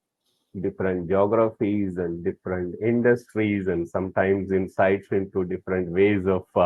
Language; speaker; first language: English; non-native, local second language; Tamil